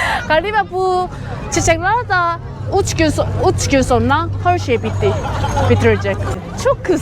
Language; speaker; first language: Turkish; non-native, learner; Korean